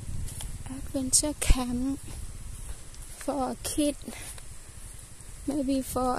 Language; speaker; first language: English; non-native, learner; Thai